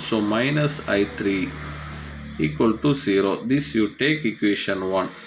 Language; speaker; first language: English; non-native, local second language; Tamil